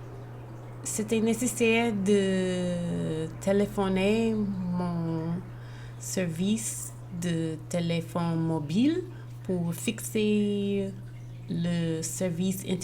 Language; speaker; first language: French; non-native, learner; English